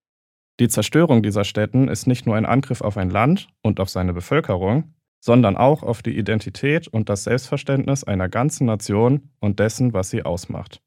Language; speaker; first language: German; native; German